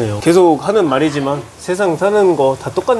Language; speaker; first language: Korean; native; Korean